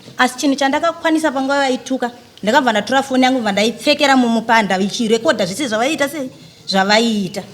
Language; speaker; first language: Shona; native; Shona